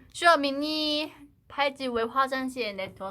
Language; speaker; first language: Korean; non-native, learner; Chinese